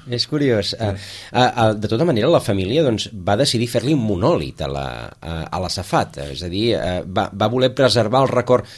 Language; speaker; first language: Catalan; native; Catalan